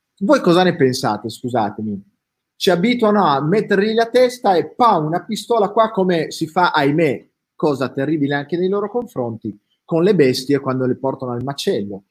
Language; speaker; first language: Italian; native; Italian